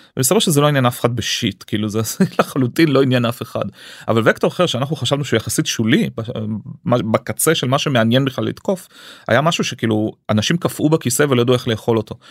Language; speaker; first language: Hebrew; early bilingual, other home language; English